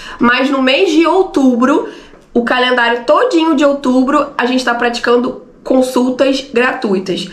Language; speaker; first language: Portuguese; native; Portuguese